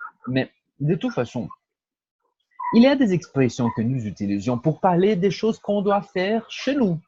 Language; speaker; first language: French; non-native, fluent; Portuguese